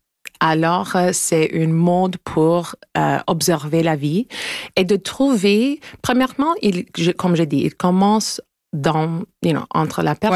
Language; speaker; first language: French; non-native, local second language; English